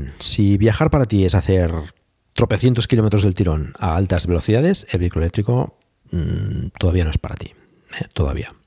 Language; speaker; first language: Spanish; native; Spanish